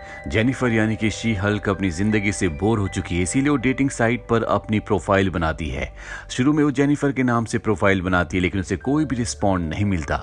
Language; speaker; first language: Hindi; native; Hindi